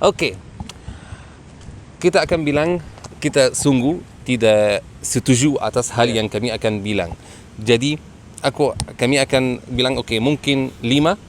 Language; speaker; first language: Indonesian; non-native, learner; Arabic